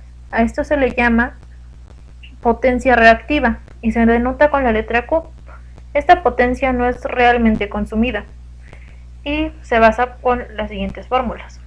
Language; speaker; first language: Spanish; native; Spanish